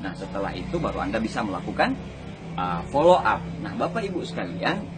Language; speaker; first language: Indonesian; native; Indonesian